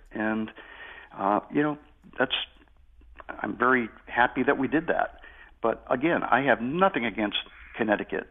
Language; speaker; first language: English; native; English